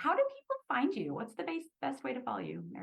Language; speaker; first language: English; native; English